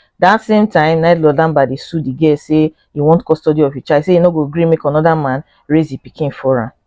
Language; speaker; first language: Nigerian Pidgin; native; Nigerian Pidgin